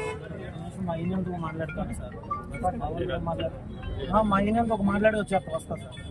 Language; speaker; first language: Telugu; native; Telugu